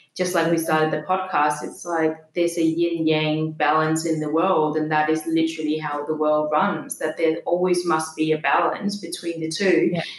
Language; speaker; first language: English; non-native, fluent; Danish